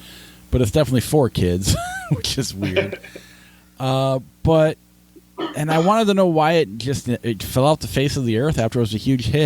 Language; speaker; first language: English; native; English